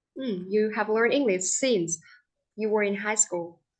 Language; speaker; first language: English; non-native, fluent; Vietnamese